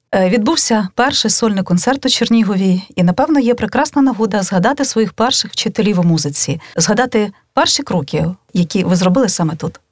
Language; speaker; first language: Ukrainian; native; Ukrainian